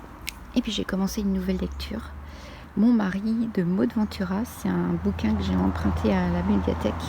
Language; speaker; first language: French; native; French